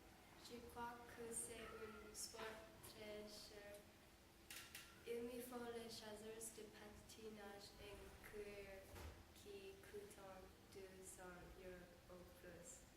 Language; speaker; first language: French; non-native, learner; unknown